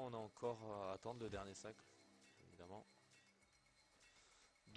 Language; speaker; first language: French; native; French